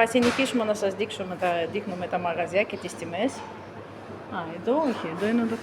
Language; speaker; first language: Greek; non-native, fluent; Russian